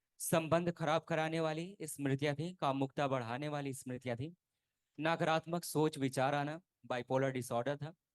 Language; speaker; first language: Hindi; native; Hindi